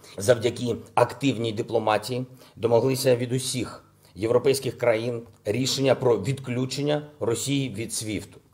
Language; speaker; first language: Ukrainian; non-native, local second language; Russian